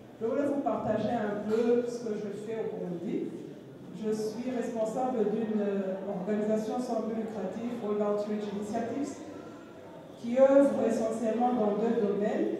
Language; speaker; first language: French; non-native, local second language; Rundi